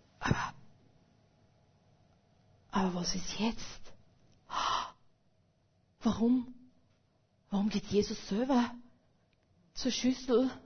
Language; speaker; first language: German; native; German